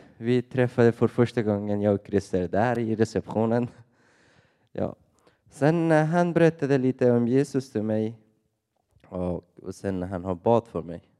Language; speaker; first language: Swedish; non-native, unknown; Persian